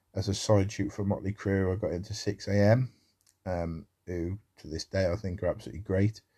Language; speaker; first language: English; native; English